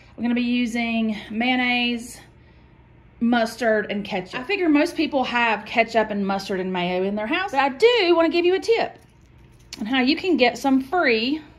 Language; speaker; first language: English; native; English